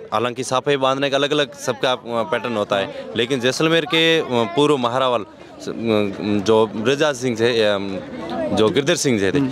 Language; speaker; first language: Hindi; native; Hindi